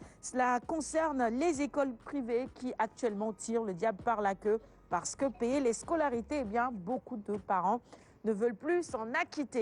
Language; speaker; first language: French; non-native, local second language; Wolof